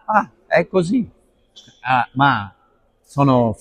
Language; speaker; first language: Italian; non-native, learner; Arabic